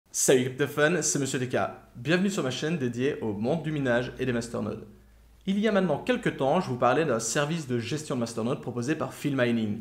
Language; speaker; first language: French; native; French